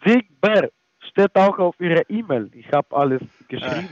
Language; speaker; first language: German; non-native, fluent; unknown